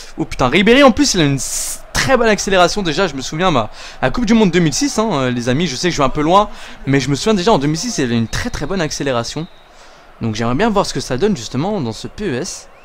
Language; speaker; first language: French; native; French